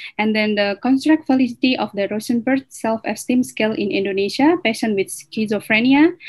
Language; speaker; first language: English; non-native, fluent; Indonesian